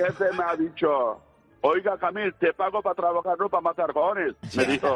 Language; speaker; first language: Spanish; non-native, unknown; Turkish